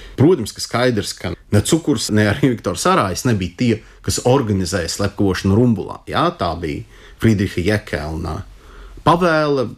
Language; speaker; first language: Latvian; non-native, local second language; Russian